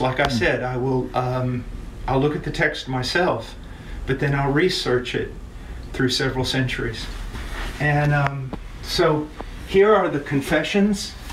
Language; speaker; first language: English; native; English